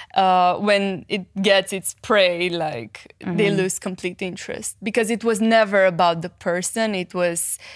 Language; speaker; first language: English; non-native, fluent; Romanian